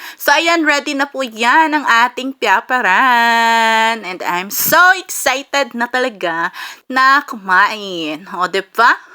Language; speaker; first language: Filipino; non-native, local second language; Cebuano